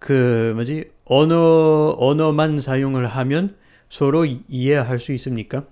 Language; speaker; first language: Korean; non-native, fluent; French